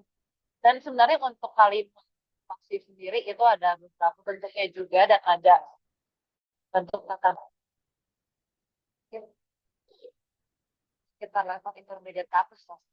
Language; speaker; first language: Indonesian; native; Indonesian